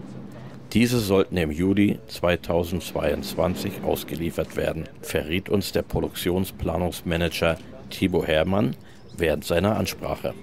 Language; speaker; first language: German; native; German